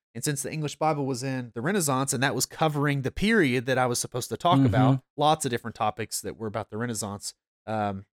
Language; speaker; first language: English; native; English